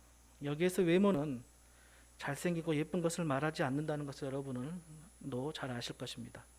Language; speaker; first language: Korean; native; Korean